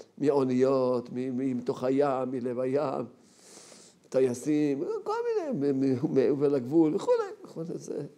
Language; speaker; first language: Hebrew; early bilingual, other home language; Arabic